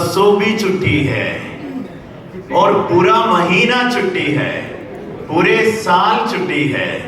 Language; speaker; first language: Hindi; non-native, learner; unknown